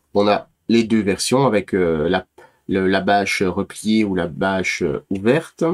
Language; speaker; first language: French; native; French